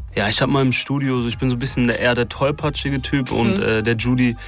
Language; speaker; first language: German; native; German